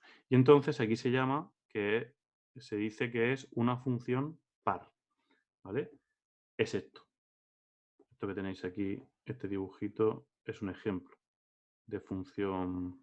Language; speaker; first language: Spanish; native; Spanish